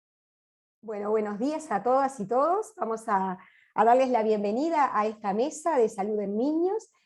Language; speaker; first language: Spanish; native; Spanish